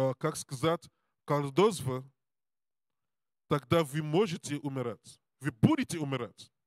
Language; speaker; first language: Russian; non-native, learner; Serbian